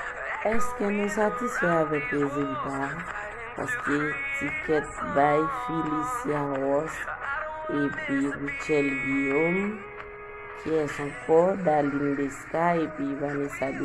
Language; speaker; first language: French; non-native, local second language; Haitian Creole